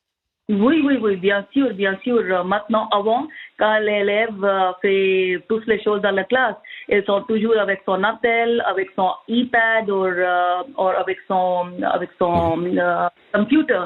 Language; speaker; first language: French; non-native, learner; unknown